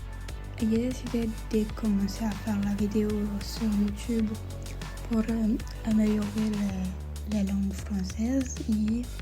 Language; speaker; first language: French; non-native, learner; Spanish